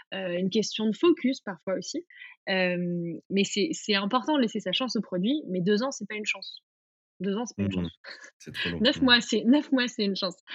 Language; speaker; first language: French; native; French